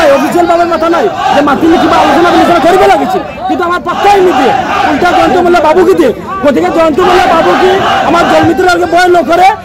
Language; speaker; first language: Assamese; non-native, local second language; Bangla